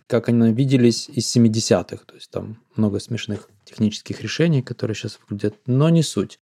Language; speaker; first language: Russian; native; Russian